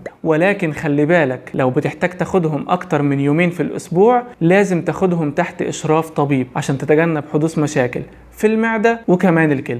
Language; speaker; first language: Arabic; native; Arabic